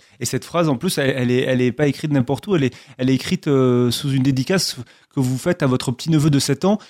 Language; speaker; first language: French; native; French